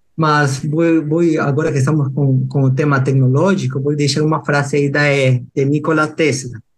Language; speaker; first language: Portuguese; non-native, fluent; Spanish